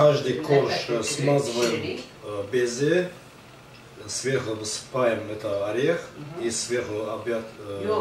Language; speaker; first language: Russian; non-native, learner; Azerbaijani